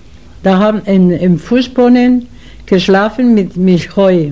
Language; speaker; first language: German; non-native, learner; Spanish